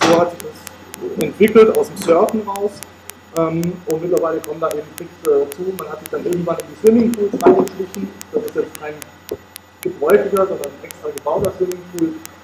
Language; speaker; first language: German; native; German